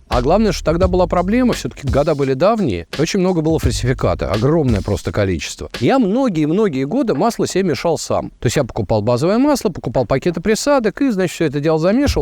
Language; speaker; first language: Russian; native; Russian